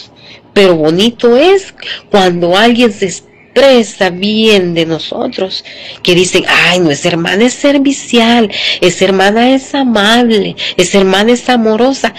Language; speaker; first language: Spanish; native; Spanish